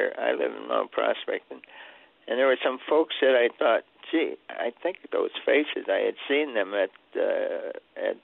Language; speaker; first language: English; early bilingual, other home language; Swedish